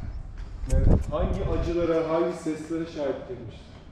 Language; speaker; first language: Turkish; native; Turkish